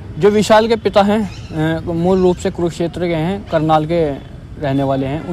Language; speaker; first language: Hindi; native; Hindi